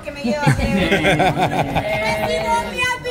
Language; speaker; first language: Spanish; native; Spanish